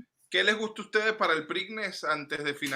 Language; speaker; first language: Spanish; native; Spanish